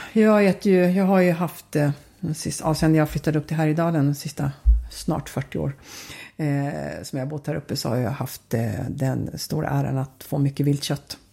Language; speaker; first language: Swedish; early bilingual, other home language; Finnish